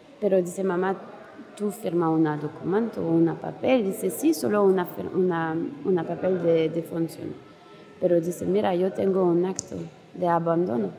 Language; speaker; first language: Spanish; non-native, learner; French